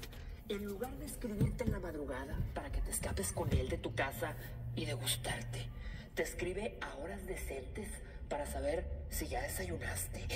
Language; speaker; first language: Spanish; native; Spanish